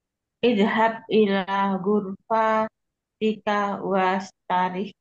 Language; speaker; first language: Arabic; non-native, learner; Indonesian